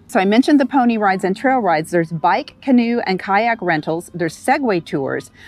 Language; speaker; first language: English; native; English